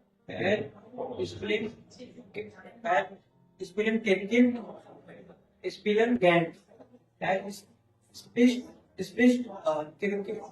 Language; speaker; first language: German; non-native, learner; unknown